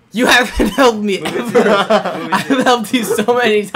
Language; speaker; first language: English; native; English